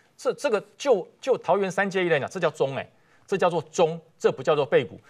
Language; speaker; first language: Chinese; native; Chinese